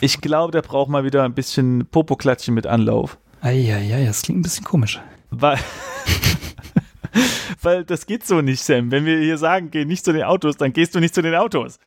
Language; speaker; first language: German; native; German